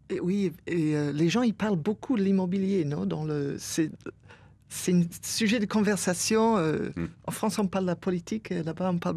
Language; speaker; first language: French; non-native, fluent; English